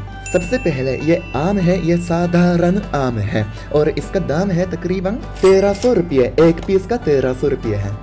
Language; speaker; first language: Hindi; non-native, fluent; Japanese